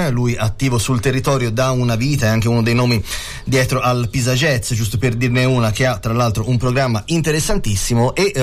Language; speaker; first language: Italian; native; Italian